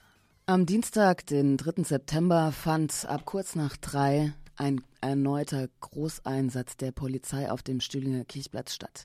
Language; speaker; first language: German; native; German